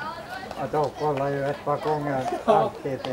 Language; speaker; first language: Swedish; native; Swedish